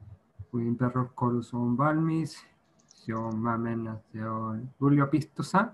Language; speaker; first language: Finnish; non-native, learner; Spanish